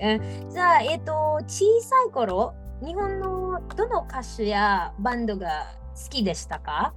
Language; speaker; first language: Japanese; non-native, fluent; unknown